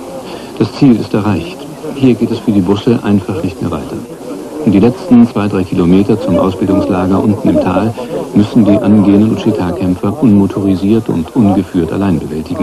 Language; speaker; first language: German; native; German